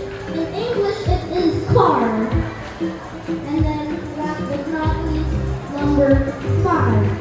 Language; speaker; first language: English; non-native, learner; Indonesian